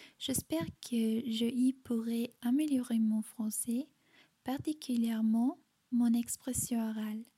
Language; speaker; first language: French; non-native, learner; German